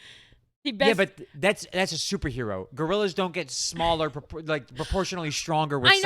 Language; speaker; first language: English; native; English